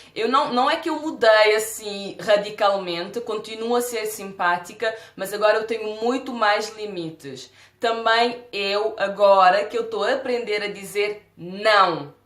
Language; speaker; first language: Portuguese; non-native, local second language; Kabuverdianu